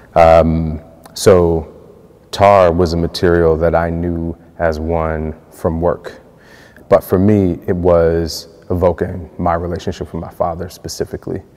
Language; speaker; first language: English; native; English